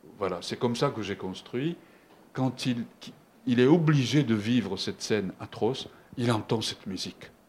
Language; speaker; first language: French; non-native, fluent; Japanese